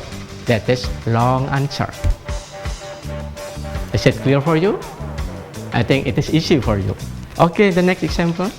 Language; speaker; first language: English; non-native, fluent; Indonesian